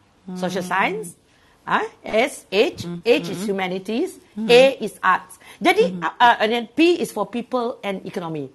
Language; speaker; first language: English; non-native, local second language; Malay